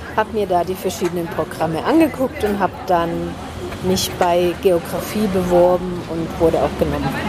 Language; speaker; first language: German; early bilingual, heritage; German